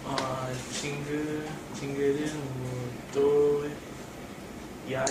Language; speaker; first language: Korean; non-native, learner; English